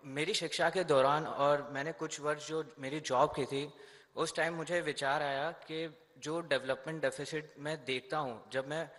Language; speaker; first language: Hindi; native; Hindi